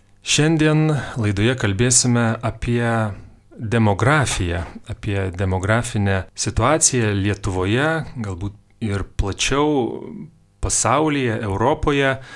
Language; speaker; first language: Lithuanian; native; Lithuanian